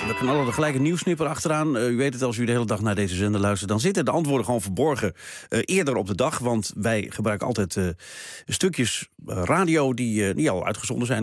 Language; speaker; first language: Dutch; native; Dutch